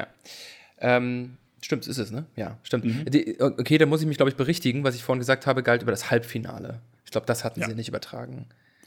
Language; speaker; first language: German; native; German